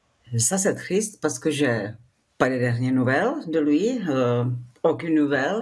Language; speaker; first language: French; non-native, fluent; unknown